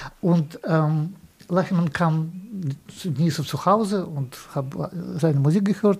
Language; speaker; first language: German; non-native, fluent; Russian